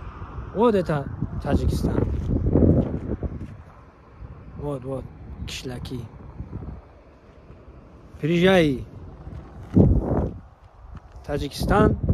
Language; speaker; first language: Russian; non-native, learner; Tajik